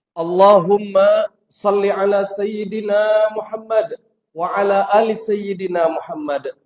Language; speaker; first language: Indonesian; native; Indonesian